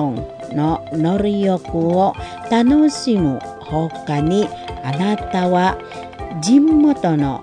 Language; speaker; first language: Japanese; non-native, fluent; Indonesian